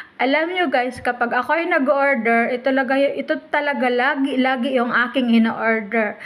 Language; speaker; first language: Filipino; native; Filipino